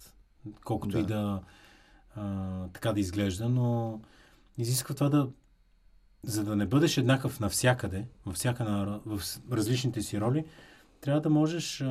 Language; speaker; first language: Bulgarian; native; Bulgarian